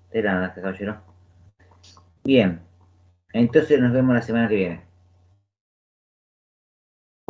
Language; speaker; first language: Spanish; native; Spanish